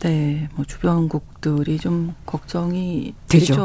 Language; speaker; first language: Korean; native; Korean